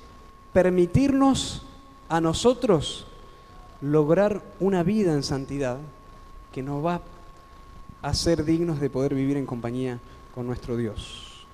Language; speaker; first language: Spanish; native; Spanish